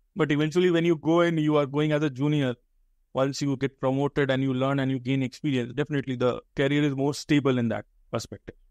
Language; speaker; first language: English; non-native, local second language; Hindi